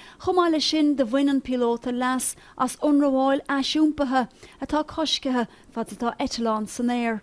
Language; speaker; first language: Irish; native; Irish